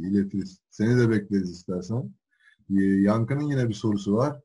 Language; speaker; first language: Turkish; native; Turkish